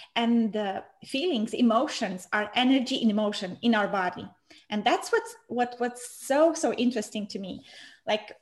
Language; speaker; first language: English; non-native, fluent; Romanian